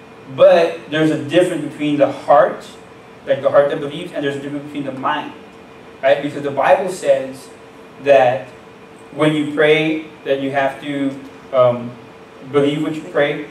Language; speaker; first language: English; native; English